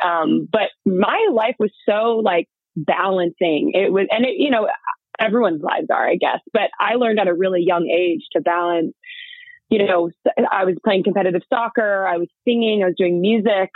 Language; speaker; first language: English; native; English